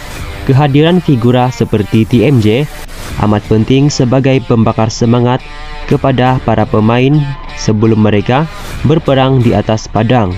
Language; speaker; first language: Malay; native; Malay